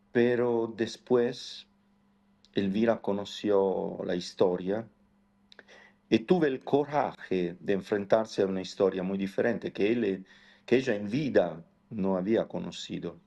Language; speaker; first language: Spanish; non-native, fluent; Italian